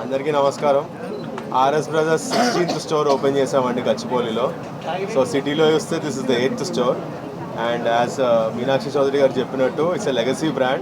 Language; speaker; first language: Telugu; native; Telugu